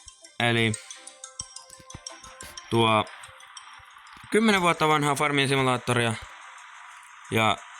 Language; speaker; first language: Finnish; native; Finnish